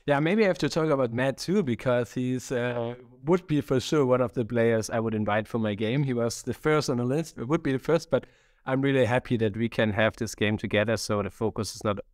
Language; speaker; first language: English; non-native, fluent; German